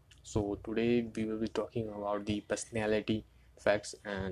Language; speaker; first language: English; non-native, local second language; Hindi